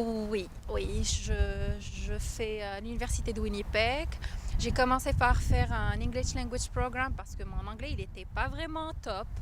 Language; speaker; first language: French; non-native, local second language; Arabic